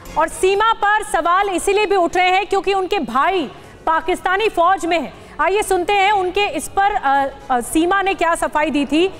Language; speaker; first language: Hindi; native; Hindi